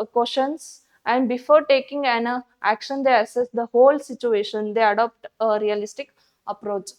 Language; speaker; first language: English; non-native, local second language; Kannada